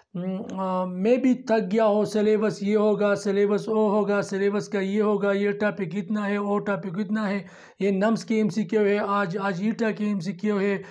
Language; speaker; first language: Urdu; non-native, local second language; Pashto